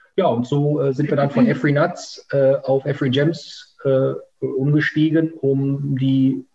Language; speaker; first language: German; native; German